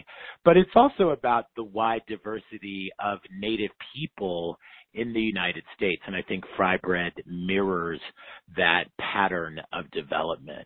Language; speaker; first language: English; native; English